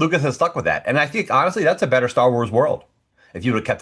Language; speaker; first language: English; native; English